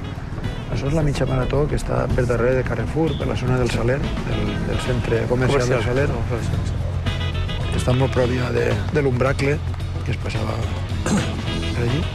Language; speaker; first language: Catalan; native; Catalan